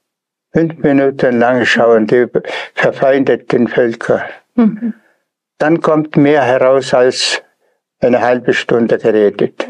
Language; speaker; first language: German; non-native, fluent; Tuvinian